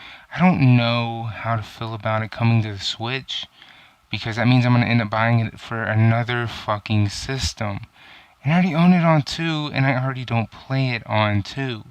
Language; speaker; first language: English; native; English